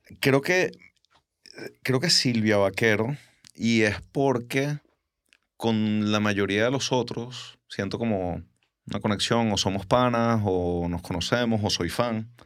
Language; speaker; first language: Spanish; native; Spanish